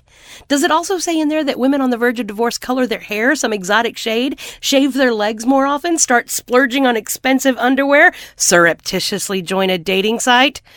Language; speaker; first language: English; native; English